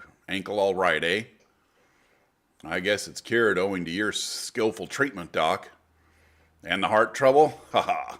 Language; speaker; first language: English; native; English